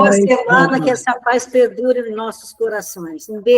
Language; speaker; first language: Portuguese; native; Portuguese